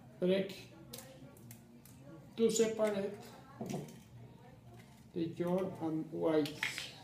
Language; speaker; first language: English; non-native, learner; Spanish